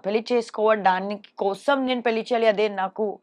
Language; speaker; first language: Telugu; non-native, fluent; Hindi